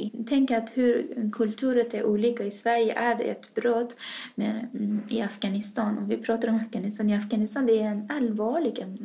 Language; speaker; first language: Swedish; non-native, fluent; Persian